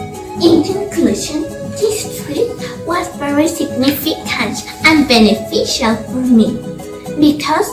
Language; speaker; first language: English; non-native, learner; Spanish